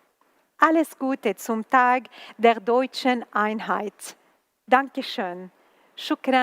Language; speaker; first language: German; non-native, learner; Arabic